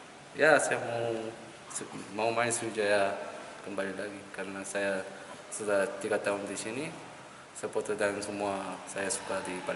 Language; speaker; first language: Indonesian; non-native, learner; Korean